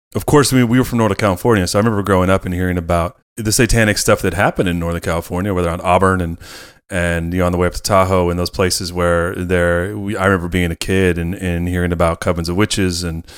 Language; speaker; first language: English; native; English